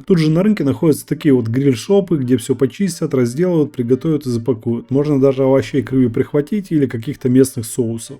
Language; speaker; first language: Russian; native; Russian